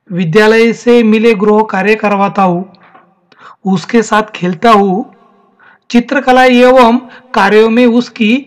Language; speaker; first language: Hindi; non-native, local second language; Marathi